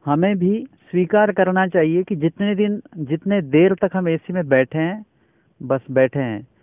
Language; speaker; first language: Hindi; non-native, local second language; Marathi